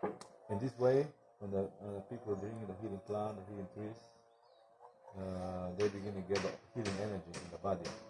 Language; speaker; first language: English; non-native, learner; Spanish